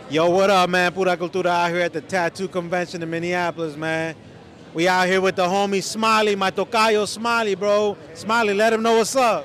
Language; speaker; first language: English; early bilingual, other home language; Spanish